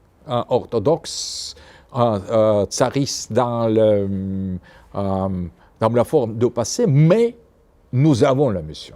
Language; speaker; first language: French; non-native, fluent; Russian